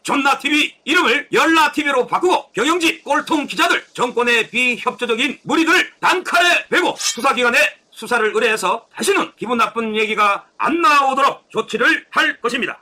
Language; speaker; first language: Korean; native; Korean